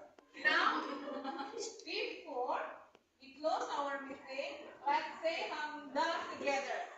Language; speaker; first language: English; non-native, learner; Indonesian